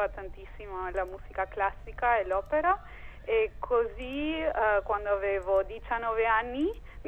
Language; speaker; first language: Italian; non-native, fluent; Spanish